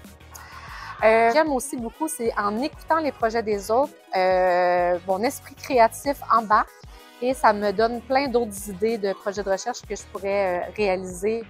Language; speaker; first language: French; native; French